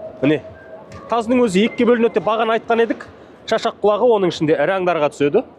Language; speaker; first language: Kazakh; native; Kazakh